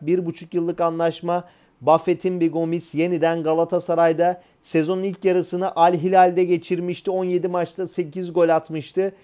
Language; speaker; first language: Turkish; native; Turkish